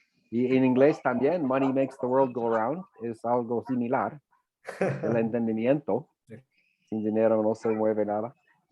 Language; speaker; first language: Spanish; non-native, fluent; English